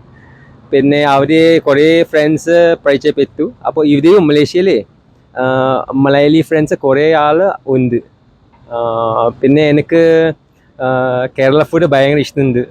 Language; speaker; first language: Malayalam; non-native, learner; Chinese